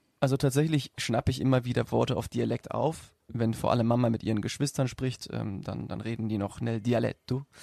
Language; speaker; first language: German; native; German